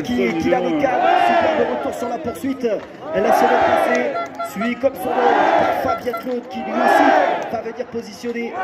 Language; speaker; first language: French; native; French